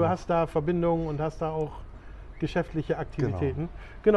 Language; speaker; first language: German; native; German